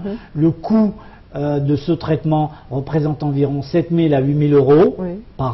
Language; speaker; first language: French; non-native, local second language; Arabic